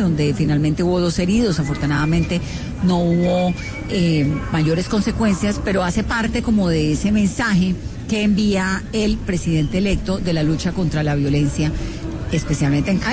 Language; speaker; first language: Spanish; native; Spanish